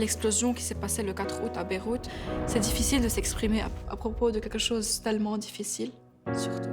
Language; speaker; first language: French; non-native, local second language; Arabic